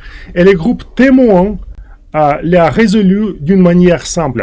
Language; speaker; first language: French; non-native, fluent; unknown